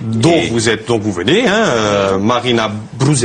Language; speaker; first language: French; native; French